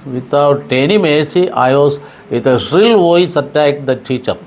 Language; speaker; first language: English; non-native, local second language; Malayalam